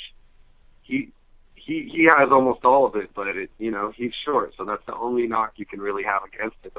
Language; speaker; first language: English; native; English